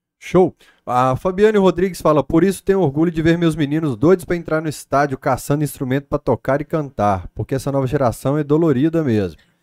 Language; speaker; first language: Portuguese; native; Portuguese